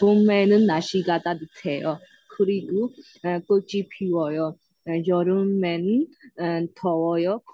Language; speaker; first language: Korean; non-native, learner; Burmese